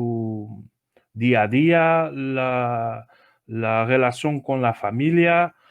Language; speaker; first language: Spanish; non-native, learner; Portuguese